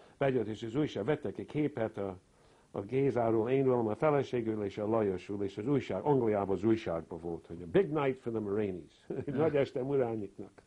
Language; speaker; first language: Hungarian; early bilingual, heritage; Hungarian